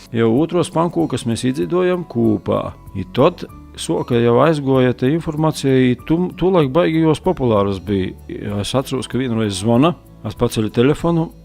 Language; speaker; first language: Latvian; native; Latvian